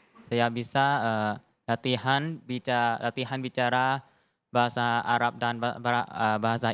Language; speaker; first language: Indonesian; non-native, learner; Thai